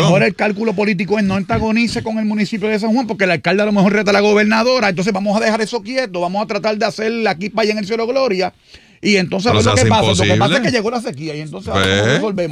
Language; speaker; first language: Spanish; native; Spanish